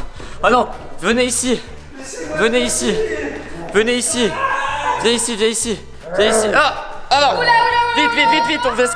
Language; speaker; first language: French; native; French